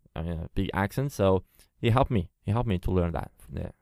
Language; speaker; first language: English; non-native, fluent; Portuguese